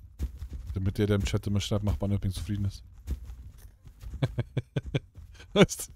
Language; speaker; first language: German; native; German